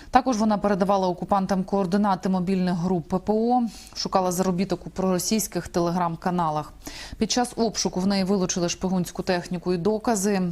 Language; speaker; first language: Ukrainian; native; Ukrainian